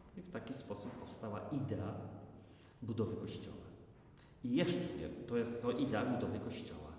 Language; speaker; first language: Polish; native; Polish